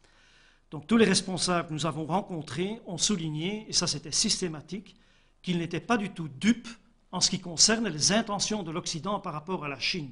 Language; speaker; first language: French; native; French